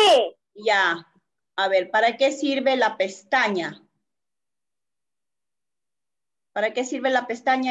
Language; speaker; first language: Spanish; native; Spanish